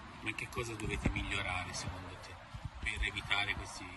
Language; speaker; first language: Italian; native; Italian